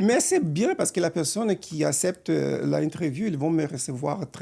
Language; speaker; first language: French; non-native, fluent; Portuguese